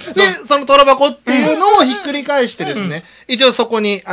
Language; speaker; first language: Japanese; native; Japanese